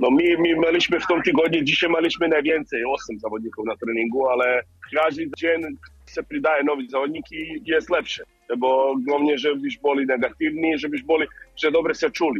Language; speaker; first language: Polish; non-native, learner; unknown